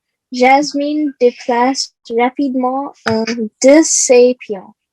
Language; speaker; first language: French; non-native, learner; English